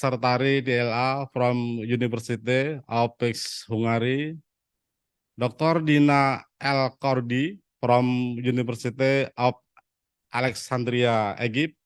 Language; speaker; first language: English; non-native, learner; Indonesian